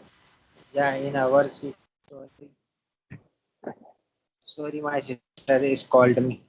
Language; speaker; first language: English; non-native, learner; Hindi